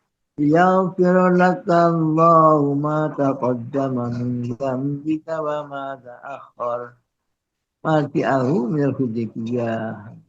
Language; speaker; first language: Arabic; non-native, fluent; Indonesian